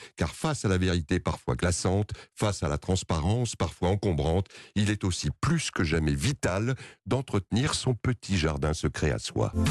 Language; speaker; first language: French; native; French